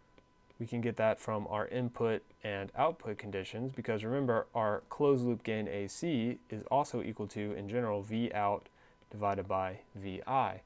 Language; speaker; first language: English; native; English